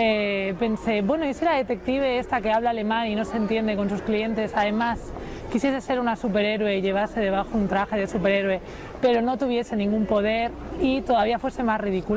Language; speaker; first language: Spanish; native; Spanish